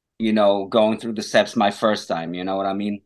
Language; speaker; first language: English; non-native, fluent; Portuguese